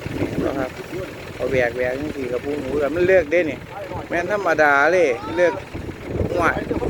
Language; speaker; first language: Thai; native; Thai